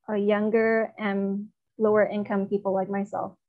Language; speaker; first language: English; non-native, fluent; Chinese